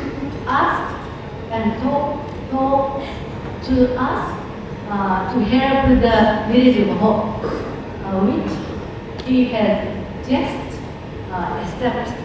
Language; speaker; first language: English; non-native, learner; Japanese